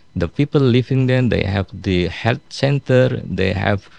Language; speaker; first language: English; non-native, fluent; Indonesian